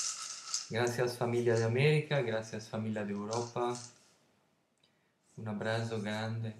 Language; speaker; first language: Spanish; non-native, learner; Italian